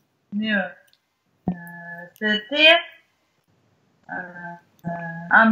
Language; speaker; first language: French; non-native, learner; Russian